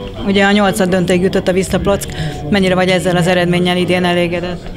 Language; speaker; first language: Hungarian; native; Hungarian